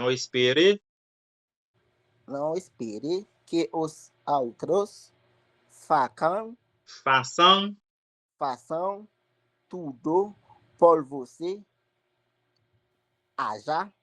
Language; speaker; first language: Portuguese; non-native, learner; Haitian Creole